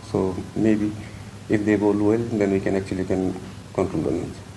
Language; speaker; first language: English; non-native, local second language; Bangla